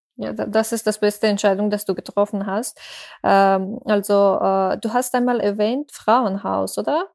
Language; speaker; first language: German; non-native, fluent; Persian